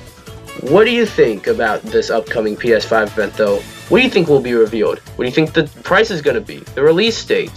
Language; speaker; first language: English; native; English